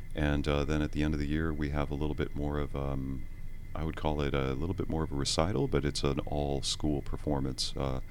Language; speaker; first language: English; native; English